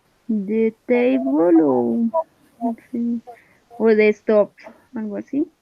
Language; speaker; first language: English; non-native, learner; Spanish